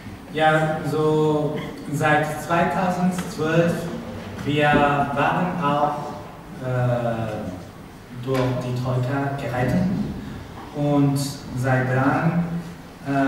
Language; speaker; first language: German; non-native, learner; Spanish